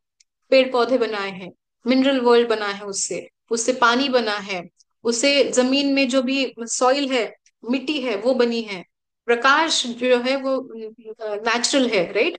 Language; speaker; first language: Hindi; native; Hindi